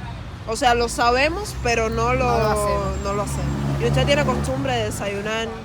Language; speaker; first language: Spanish; native; Spanish